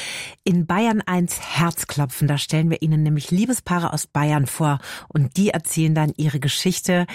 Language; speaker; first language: German; native; German